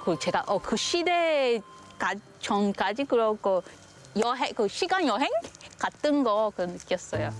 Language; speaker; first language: Korean; non-native, learner; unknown